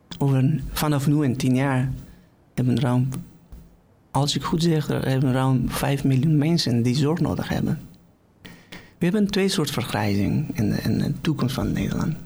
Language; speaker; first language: Dutch; non-native, fluent; Persian